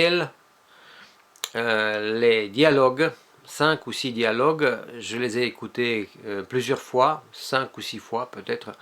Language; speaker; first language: French; non-native, fluent; Russian